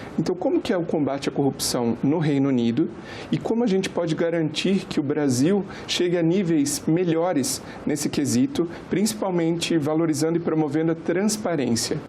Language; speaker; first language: Portuguese; native; Portuguese